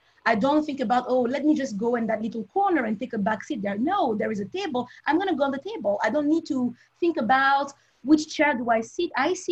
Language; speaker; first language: English; non-native, local second language; French